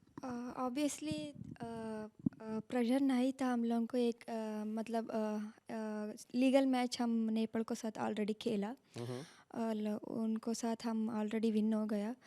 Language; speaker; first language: Hindi; non-native, local second language; Kannada